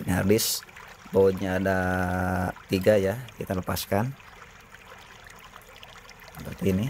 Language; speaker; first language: Indonesian; native; Indonesian